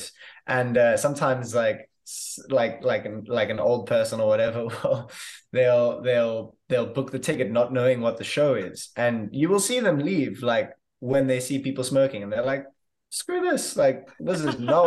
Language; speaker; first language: English; native; English